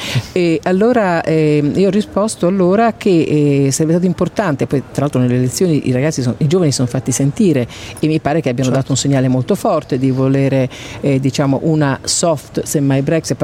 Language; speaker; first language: Italian; native; Italian